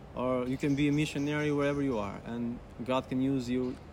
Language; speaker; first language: English; non-native, fluent; Albanian